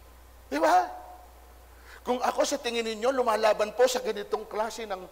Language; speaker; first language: Filipino; native; Filipino